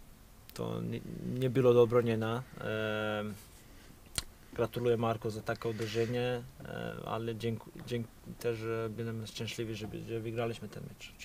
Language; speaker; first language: Polish; non-native, fluent; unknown